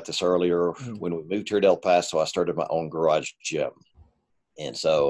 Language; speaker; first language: English; native; English